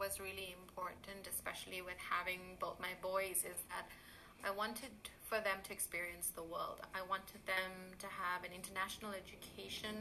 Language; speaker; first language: English; native; English